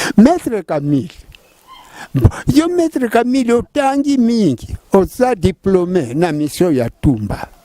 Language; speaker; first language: Lingala; non-native, local second language; Kongo